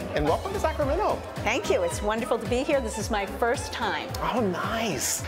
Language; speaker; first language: English; native; English